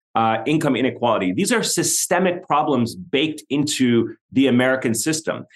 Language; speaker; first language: English; non-native, fluent; Arabic